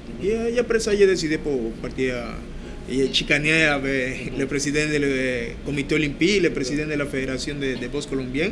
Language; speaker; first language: French; non-native, learner; Spanish